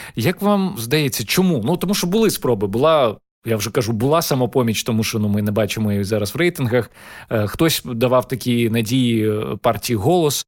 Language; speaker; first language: Ukrainian; native; Ukrainian